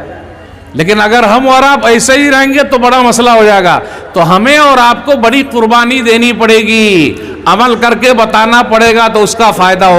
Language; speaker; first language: Hindi; native; Hindi